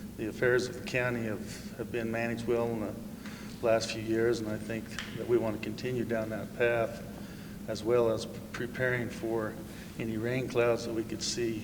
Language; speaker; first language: English; native; English